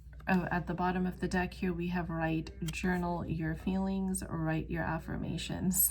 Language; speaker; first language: English; native; English